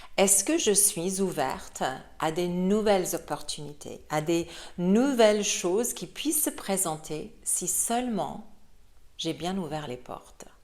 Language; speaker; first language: French; non-native, fluent; English